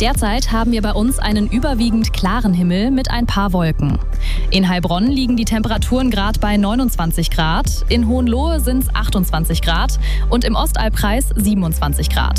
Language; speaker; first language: German; native; German